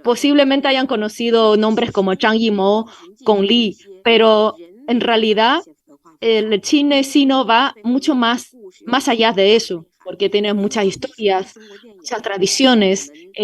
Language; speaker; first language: Spanish; non-native, fluent; Chinese